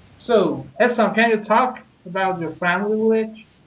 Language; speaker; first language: English; non-native, learner; Persian